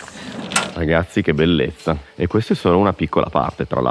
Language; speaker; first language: Italian; native; Italian